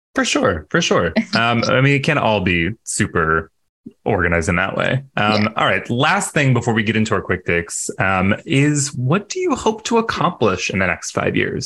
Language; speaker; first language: English; native; English